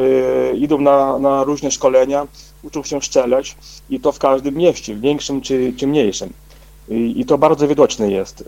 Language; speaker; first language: Polish; non-native, fluent; Ukrainian